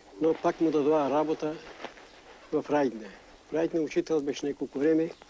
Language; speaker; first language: Macedonian; native; Macedonian